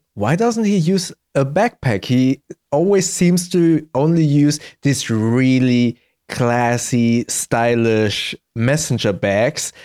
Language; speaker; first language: English; early bilingual, heritage; German